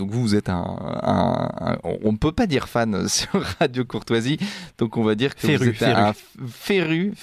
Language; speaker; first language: French; native; French